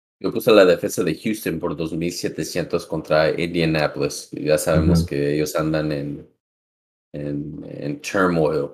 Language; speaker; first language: Spanish; early bilingual, heritage; Spanish